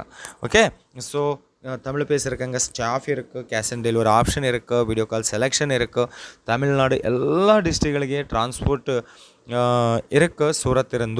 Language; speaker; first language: Tamil; non-native, local second language; Kannada